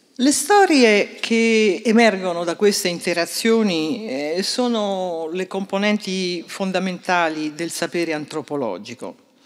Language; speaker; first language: Italian; native; Italian